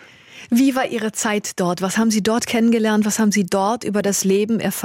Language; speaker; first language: German; native; German